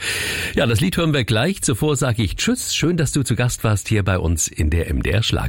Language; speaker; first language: German; native; German